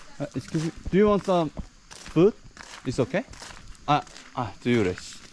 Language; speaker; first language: English; non-native, learner; Korean